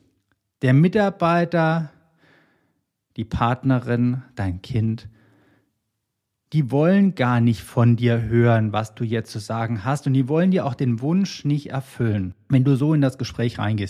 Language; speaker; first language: German; native; German